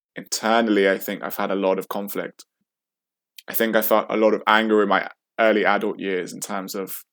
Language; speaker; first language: English; native; English